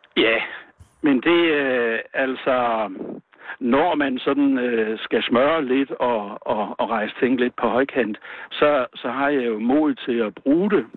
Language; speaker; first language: Danish; native; Danish